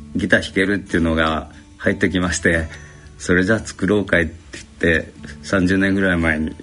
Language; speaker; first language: Japanese; native; Japanese